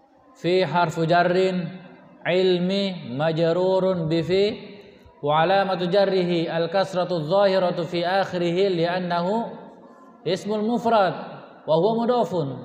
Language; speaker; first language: Arabic; non-native, fluent; Indonesian